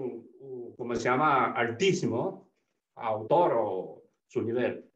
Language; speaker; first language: Spanish; non-native, fluent; Chinese